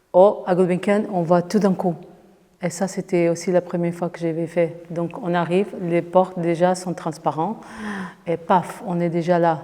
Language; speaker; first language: French; non-native, fluent; Portuguese